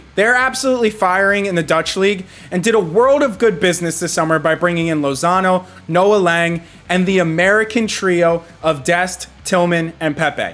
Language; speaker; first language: English; native; English